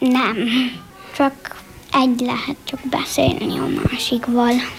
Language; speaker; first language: Hungarian; non-native, local second language; Slovenian